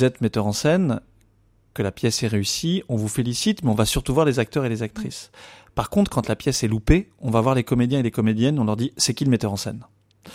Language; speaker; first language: French; native; French